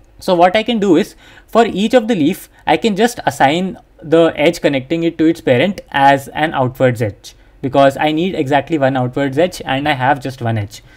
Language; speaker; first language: English; non-native, local second language; Hindi